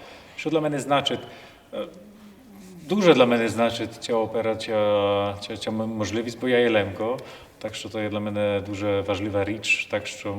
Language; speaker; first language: Polish; non-native, local second language; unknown